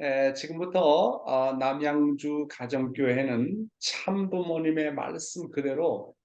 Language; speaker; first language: Korean; native; Korean